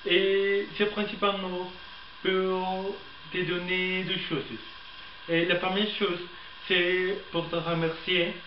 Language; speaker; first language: French; non-native, learner; Spanish